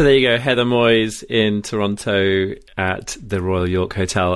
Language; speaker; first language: English; native; English